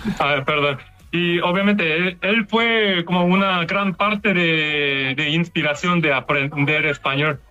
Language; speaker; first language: Spanish; non-native, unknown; Korean